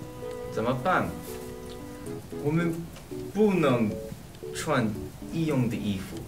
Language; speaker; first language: Chinese; non-native, learner; English